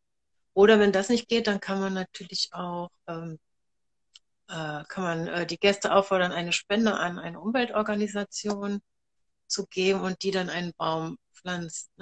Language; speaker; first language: German; native; German